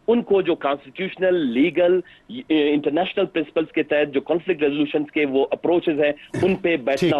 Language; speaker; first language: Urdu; non-native, local second language; Baluchi